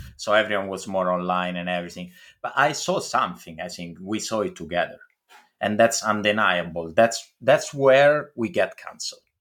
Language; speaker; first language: English; non-native, fluent; Italian